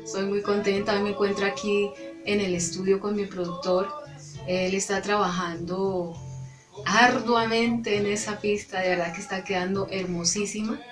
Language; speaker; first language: Spanish; native; Spanish